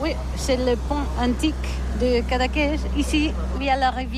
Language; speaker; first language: French; non-native, learner; Catalan